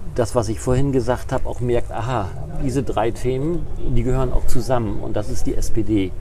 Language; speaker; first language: German; native; German